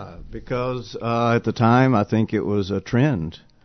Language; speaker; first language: English; native; English